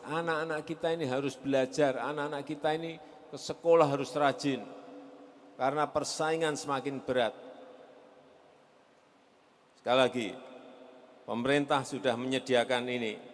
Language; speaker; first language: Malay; non-native, local second language; Javanese